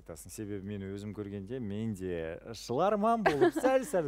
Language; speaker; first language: Kazakh; native; Kazakh